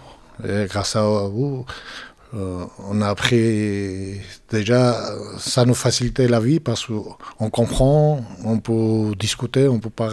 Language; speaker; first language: French; non-native, fluent; Georgian